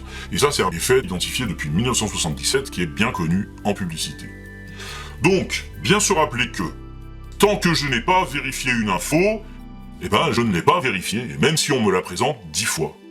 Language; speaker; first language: French; native; French